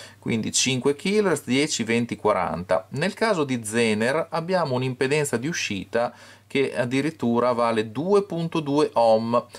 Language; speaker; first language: Italian; native; Italian